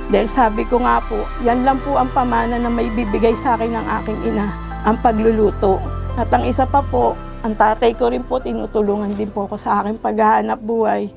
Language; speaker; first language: Filipino; native; Filipino